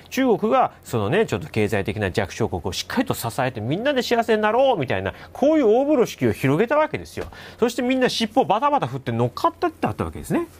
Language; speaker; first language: Japanese; native; Japanese